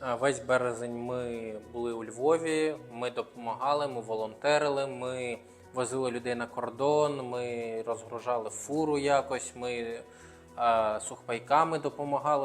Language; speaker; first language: Ukrainian; non-native, local second language; Russian